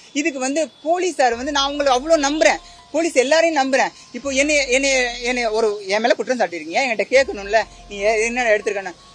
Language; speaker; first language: Tamil; native; Tamil